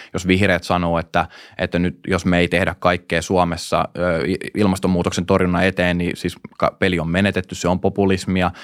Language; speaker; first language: Finnish; native; Finnish